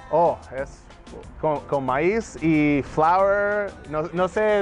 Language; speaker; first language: Spanish; non-native, learner; English